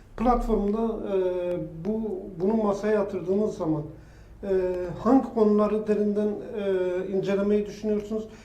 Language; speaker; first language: Turkish; non-native, local second language; Kurdish